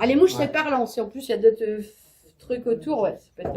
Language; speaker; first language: French; native; French